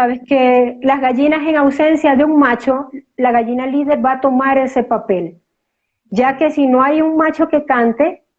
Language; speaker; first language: Spanish; native; Spanish